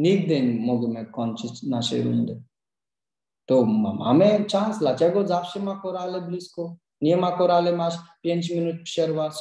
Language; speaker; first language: Polish; non-native, learner; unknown